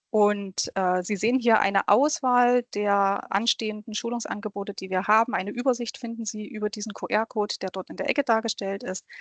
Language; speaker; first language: German; native; German